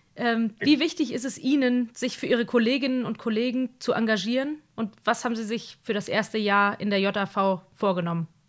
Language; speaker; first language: German; native; German